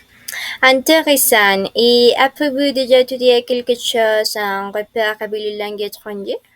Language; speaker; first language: French; non-native, fluent; Spanish